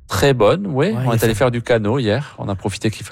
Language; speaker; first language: French; native; French